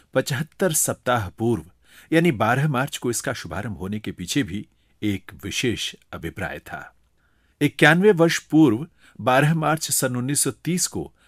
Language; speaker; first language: Hindi; native; Hindi